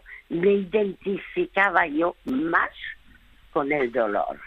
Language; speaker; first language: Spanish; early bilingual, other home language; French